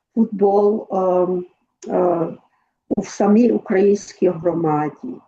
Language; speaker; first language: Ukrainian; early bilingual, other home language; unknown